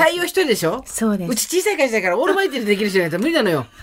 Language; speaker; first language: Japanese; native; Japanese